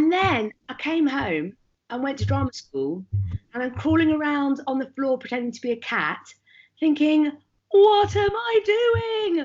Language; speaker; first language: English; native; English